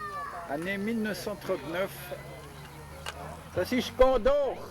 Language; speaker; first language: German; non-native, local second language; French